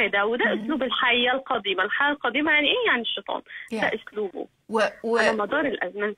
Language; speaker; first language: Arabic; native; Arabic